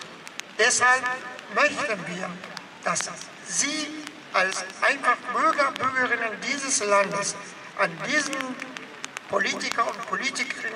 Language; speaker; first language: German; non-native, fluent; Persian